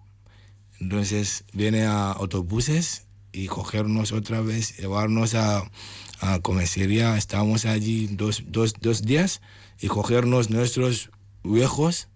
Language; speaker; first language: Spanish; non-native, learner; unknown